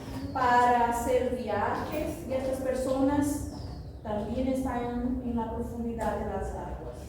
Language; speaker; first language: Spanish; non-native, fluent; Portuguese